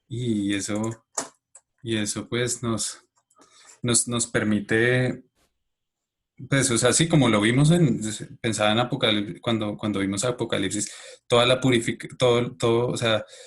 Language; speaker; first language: Spanish; native; Spanish